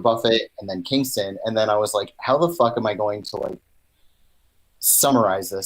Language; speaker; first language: English; native; English